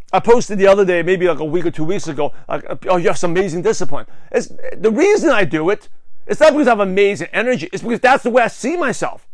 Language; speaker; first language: English; native; English